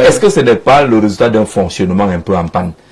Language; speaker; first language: French; native; French